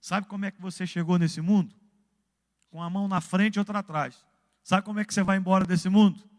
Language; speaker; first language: Portuguese; native; Portuguese